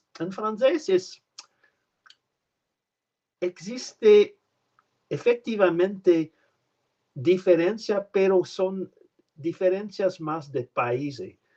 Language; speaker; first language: Spanish; non-native, learner; French